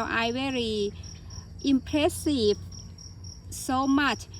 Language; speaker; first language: English; non-native, learner; Thai